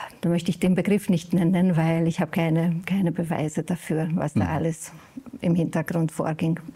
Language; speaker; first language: German; non-native, fluent; Hungarian